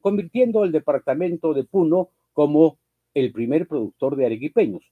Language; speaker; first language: Spanish; native; Spanish